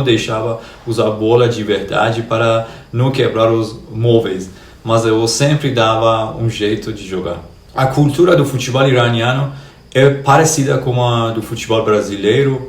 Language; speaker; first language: Portuguese; non-native, fluent; Persian